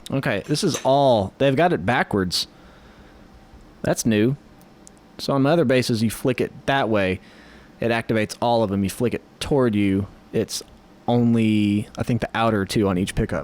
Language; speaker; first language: English; native; English